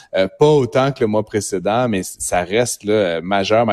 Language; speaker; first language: French; native; French